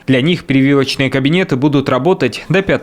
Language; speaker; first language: Russian; native; Russian